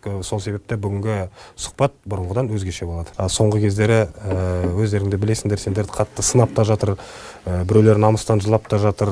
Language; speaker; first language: Kazakh; native; Kazakh